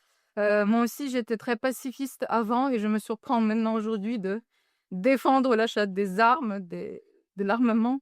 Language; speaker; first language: French; non-native, fluent; Ukrainian